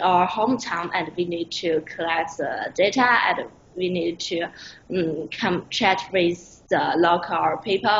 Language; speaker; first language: English; non-native, learner; Chinese